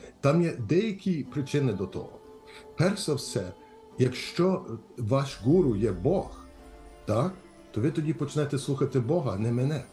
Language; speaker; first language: Ukrainian; early bilingual, heritage; Ukrainian